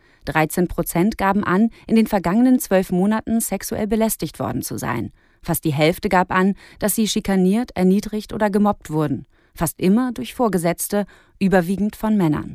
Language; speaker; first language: German; native; German